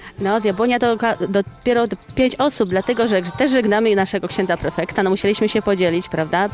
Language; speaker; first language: Polish; native; Polish